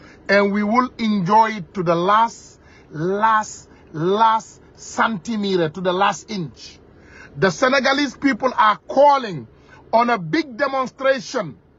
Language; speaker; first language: English; non-native, fluent; Wolof